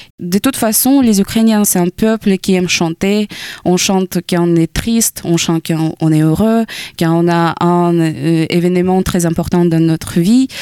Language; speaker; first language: French; non-native, fluent; Ukrainian